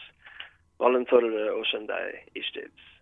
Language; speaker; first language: Kyrgyz; non-native, learner; English